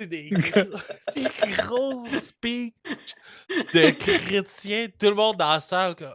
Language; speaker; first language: French; native; French